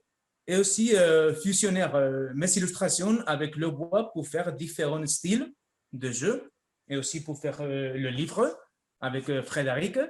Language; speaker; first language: French; non-native, fluent; Spanish